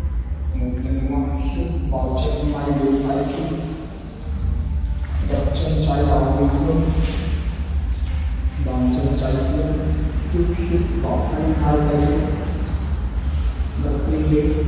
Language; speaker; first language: Vietnamese; non-native, learner; Hindi